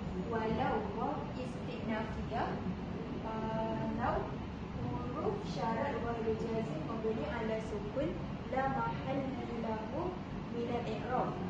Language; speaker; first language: Arabic; non-native, learner; Malay